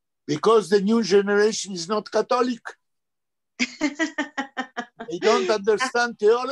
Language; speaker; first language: English; non-native, fluent; Hebrew